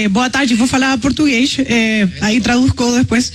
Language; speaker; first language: Portuguese; non-native, fluent; Spanish